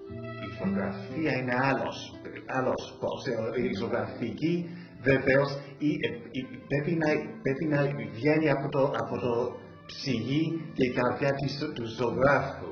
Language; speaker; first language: Greek; early bilingual, heritage; English